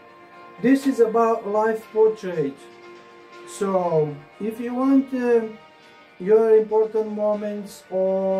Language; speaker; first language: English; non-native, learner; Portuguese